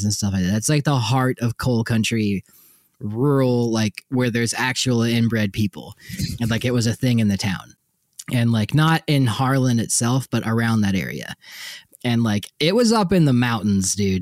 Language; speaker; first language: English; native; English